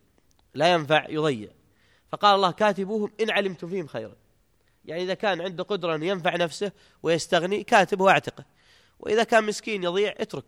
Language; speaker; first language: Arabic; native; Arabic